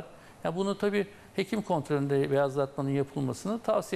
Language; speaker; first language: Turkish; native; Turkish